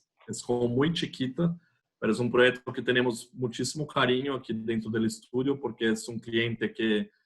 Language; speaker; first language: Spanish; non-native, fluent; Portuguese